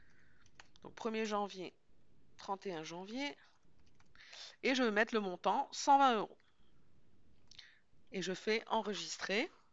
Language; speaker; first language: French; native; French